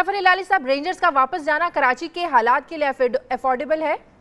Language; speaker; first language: Urdu; native; Urdu